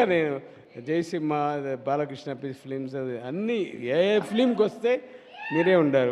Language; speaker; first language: Telugu; non-native, learner; Tamil